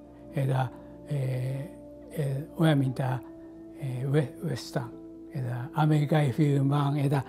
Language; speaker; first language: Hungarian; non-native, learner; Japanese